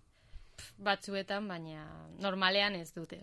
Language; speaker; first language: Basque; non-native, learner; Spanish